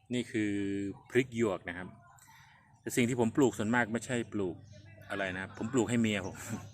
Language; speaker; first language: Thai; non-native, local second language; Khmer